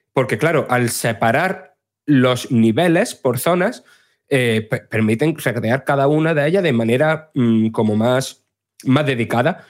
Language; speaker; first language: Spanish; native; Spanish